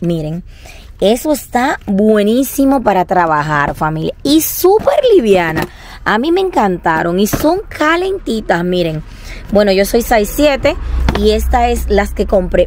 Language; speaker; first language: Spanish; native; Spanish